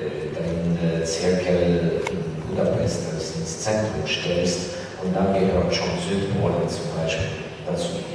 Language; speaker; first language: German; non-native, fluent; Ukrainian